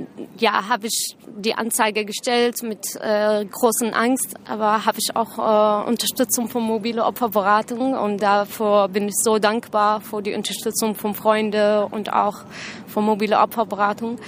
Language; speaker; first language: German; non-native, learner; Arabic